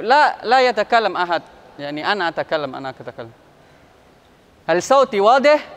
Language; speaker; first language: Arabic; non-native, fluent; Indonesian